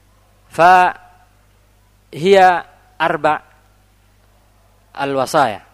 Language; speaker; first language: Arabic; non-native, fluent; Indonesian